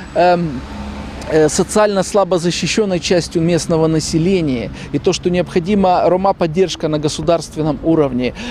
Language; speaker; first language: Russian; native; Russian